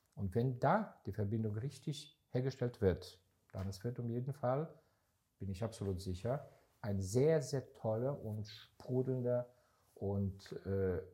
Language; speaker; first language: German; non-native, fluent; Hebrew